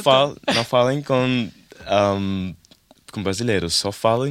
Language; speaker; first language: Portuguese; non-native, learner; English